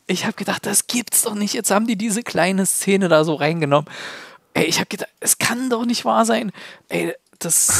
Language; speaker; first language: German; native; German